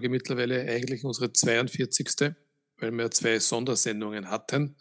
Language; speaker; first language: German; native; German